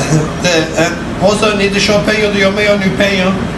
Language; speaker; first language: Chinese; non-native, learner; Turkish